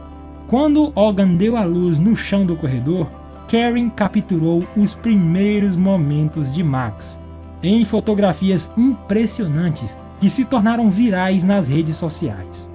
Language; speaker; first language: Portuguese; native; Portuguese